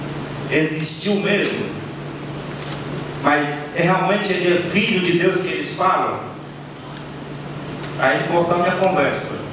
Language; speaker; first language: Portuguese; non-native, local second language; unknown